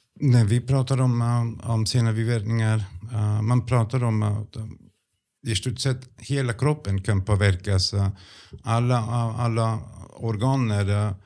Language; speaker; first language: Swedish; non-native, fluent; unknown